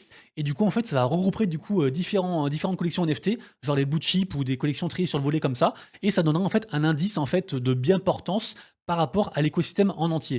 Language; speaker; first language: French; native; French